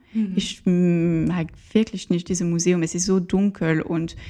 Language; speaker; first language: German; non-native, learner; French